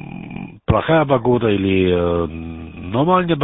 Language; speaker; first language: Russian; non-native, learner; German